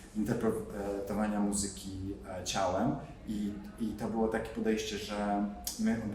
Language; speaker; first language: Polish; non-native, learner; English